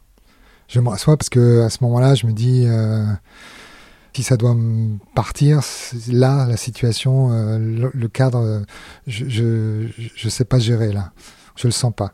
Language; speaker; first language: French; native; French